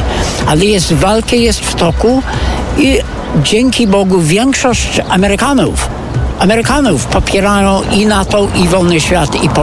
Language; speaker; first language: Polish; non-native, fluent; English